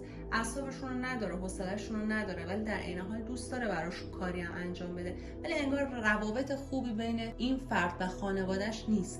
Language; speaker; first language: Persian; native; Persian